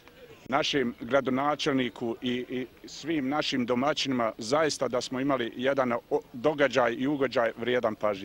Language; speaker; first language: Bosnian; native; Bosnian